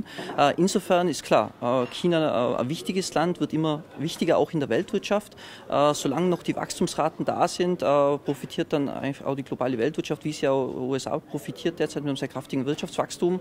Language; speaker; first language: German; native; German